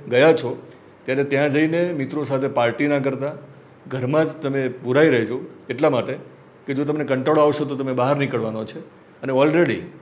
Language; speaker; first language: Gujarati; native; Gujarati